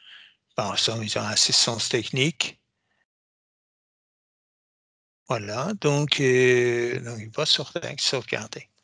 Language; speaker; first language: French; non-native, fluent; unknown